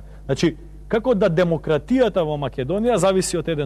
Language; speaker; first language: Macedonian; native; Macedonian